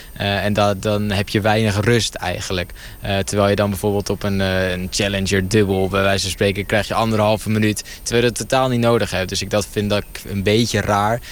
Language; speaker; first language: Dutch; native; Dutch